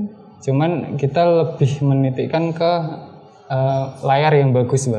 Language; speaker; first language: Indonesian; native; Indonesian